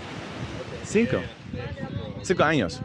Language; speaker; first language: Spanish; non-native, learner; English